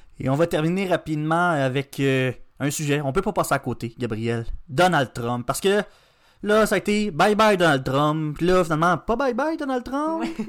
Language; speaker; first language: French; native; French